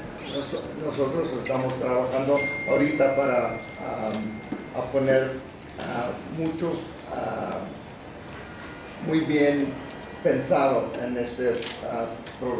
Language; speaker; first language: Spanish; non-native, learner; English